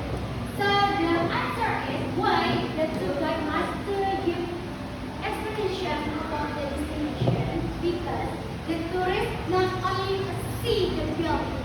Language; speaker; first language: English; non-native, learner; Indonesian